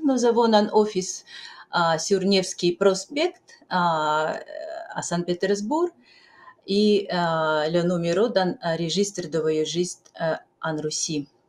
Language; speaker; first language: French; non-native, fluent; Russian